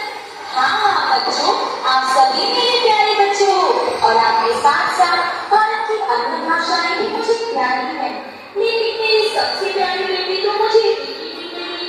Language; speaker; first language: Hindi; native; Hindi